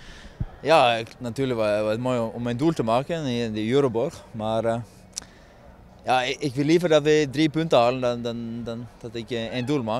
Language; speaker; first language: Dutch; non-native, fluent; Norwegian